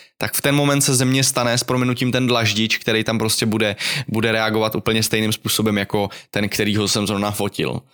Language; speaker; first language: Czech; native; Czech